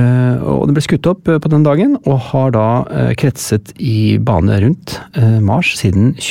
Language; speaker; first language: Norwegian; native; Norwegian